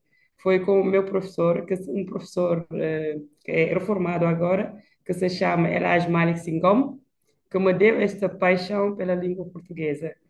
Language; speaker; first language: Portuguese; non-native, fluent; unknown